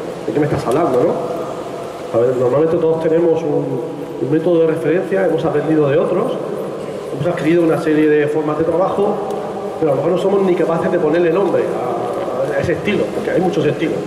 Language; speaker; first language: Spanish; native; Spanish